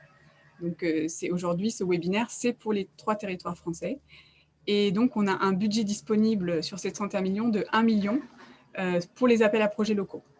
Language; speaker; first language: French; native; French